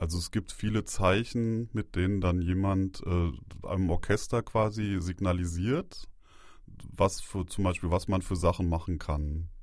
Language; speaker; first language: German; native; German